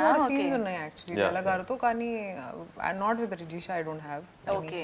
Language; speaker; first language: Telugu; non-native, local second language; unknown